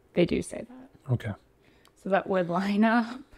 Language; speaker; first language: English; native; English